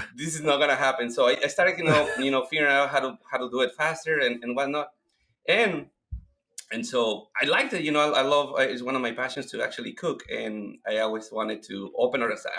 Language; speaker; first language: English; non-native, fluent; Spanish